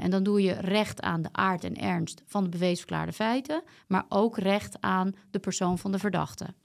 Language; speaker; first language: Dutch; native; Dutch